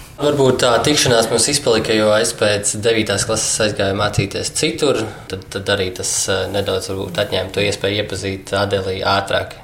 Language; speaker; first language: Latvian; native; Latvian